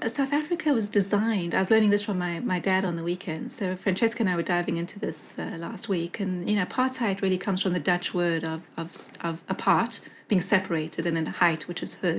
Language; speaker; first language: English; native; English